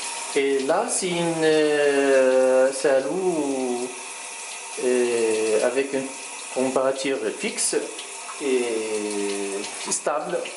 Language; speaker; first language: French; non-native, fluent; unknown